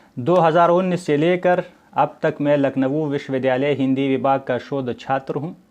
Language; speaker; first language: Hindi; non-native, fluent; Pashto